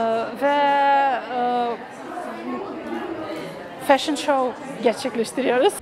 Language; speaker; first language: Turkish; non-native, fluent; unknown